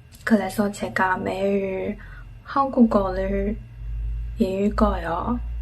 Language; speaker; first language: Korean; non-native, learner; Chinese